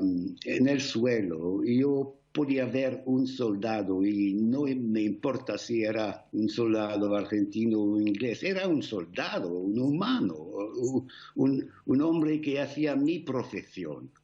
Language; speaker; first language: Spanish; non-native, fluent; English